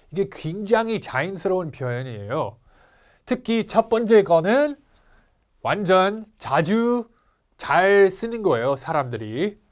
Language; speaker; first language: Korean; non-native, fluent; English